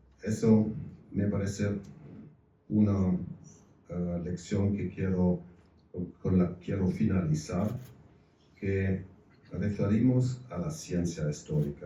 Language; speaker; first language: Spanish; non-native, fluent; German